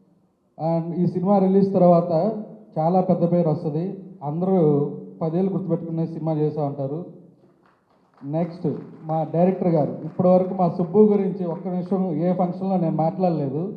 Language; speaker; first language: Telugu; native; Telugu